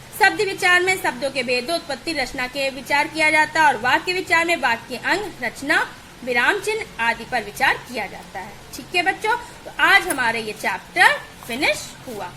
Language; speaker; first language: Hindi; native; Hindi